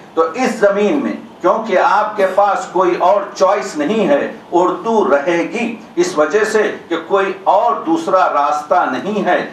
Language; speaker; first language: Urdu; native; Urdu